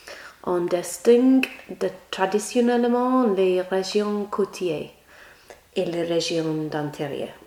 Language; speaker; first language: French; non-native, learner; English